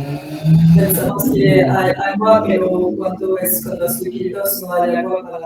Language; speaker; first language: Spanish; non-native, learner; French